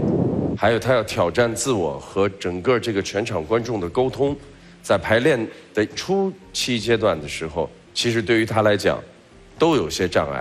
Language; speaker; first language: Chinese; native; Chinese